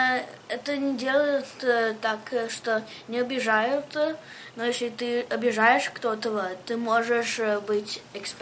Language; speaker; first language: Russian; early bilingual, heritage; Russian